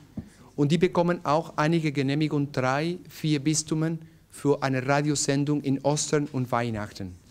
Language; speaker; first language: German; non-native, learner; Spanish